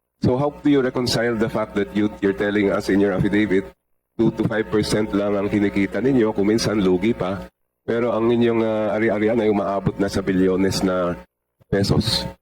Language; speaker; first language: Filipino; native; Filipino